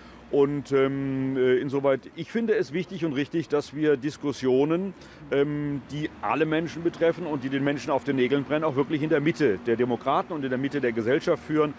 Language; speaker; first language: German; native; German